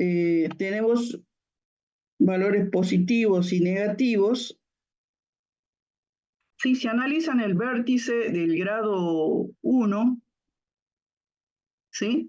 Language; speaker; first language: Spanish; native; Spanish